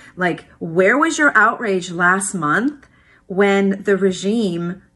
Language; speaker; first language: English; early bilingual, other home language; Persian